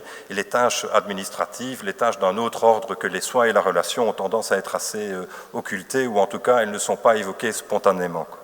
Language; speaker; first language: French; native; French